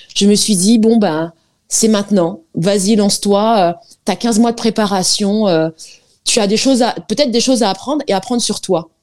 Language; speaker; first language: French; native; French